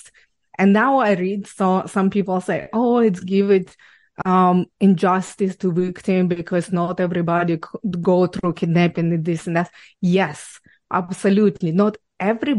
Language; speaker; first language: English; non-native, fluent; Ukrainian